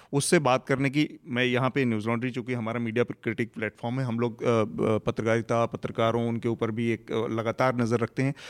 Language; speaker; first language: Hindi; native; Hindi